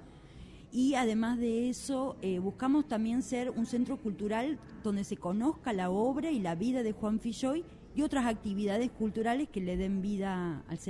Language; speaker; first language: Spanish; native; Spanish